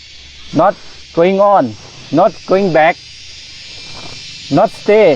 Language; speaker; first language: English; non-native, learner; Thai